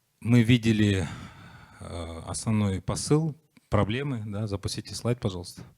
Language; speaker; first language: Russian; native; Russian